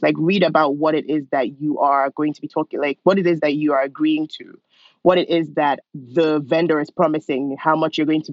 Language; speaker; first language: English; non-native, local second language; Yoruba